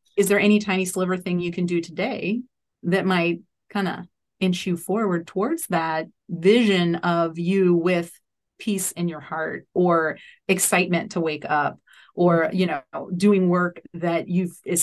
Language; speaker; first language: English; native; English